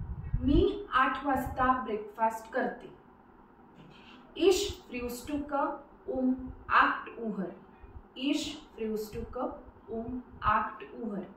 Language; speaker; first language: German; non-native, fluent; Marathi